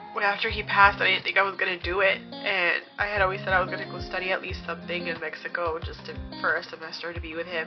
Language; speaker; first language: English; native; English